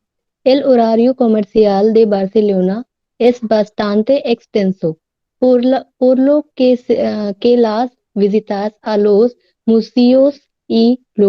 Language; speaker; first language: Spanish; non-native, learner; Hindi